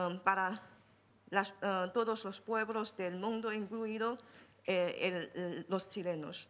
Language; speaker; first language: Spanish; non-native, fluent; Chinese